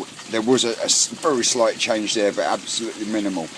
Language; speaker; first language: English; native; English